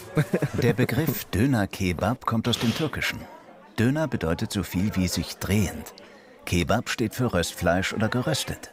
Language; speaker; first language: German; native; German